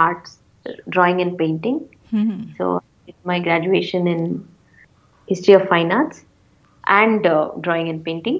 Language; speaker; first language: English; non-native, local second language; Tamil